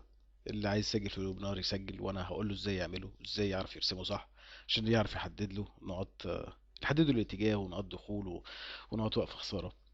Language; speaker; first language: Arabic; native; Arabic